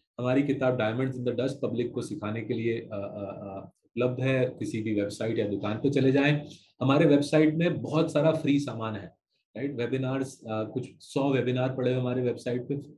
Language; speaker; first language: Hindi; non-native, local second language; Bangla